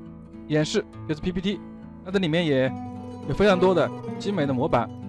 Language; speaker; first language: Chinese; native; Chinese